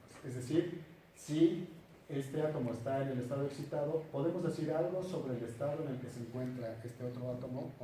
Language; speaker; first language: Spanish; native; Spanish